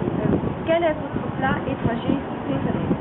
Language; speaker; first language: French; non-native, learner; Dutch